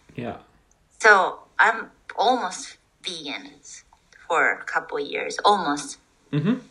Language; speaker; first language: English; non-native, fluent; Japanese